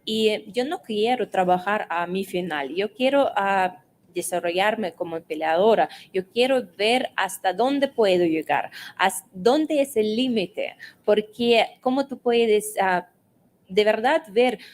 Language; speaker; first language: Spanish; non-native, fluent; Russian